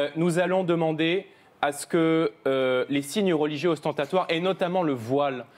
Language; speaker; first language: French; native; French